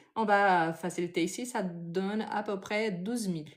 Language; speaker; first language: French; non-native, fluent; Portuguese